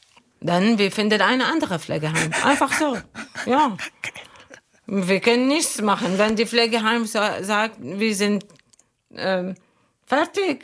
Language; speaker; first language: German; non-native, learner; Arabic